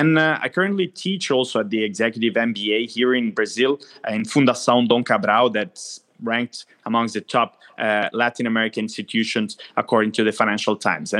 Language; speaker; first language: English; non-native, fluent; Italian